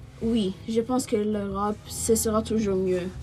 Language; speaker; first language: French; non-native, learner; Norwegian